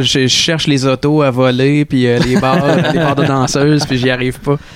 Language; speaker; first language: French; native; French